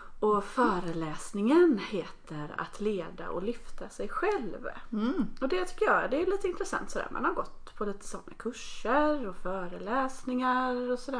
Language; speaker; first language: Swedish; native; Swedish